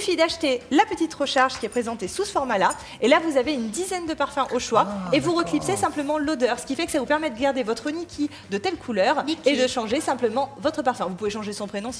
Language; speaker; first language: French; native; French